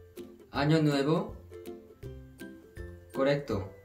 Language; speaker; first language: Spanish; non-native, fluent; Korean